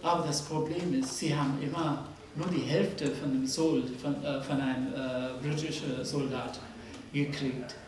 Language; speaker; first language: German; non-native, fluent; Nepali